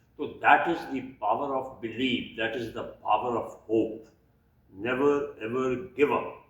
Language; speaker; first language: Urdu; native; Urdu